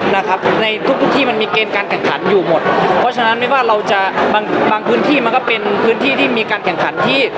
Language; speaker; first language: Thai; native; Thai